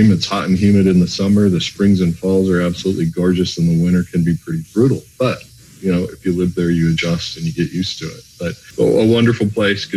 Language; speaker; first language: English; native; English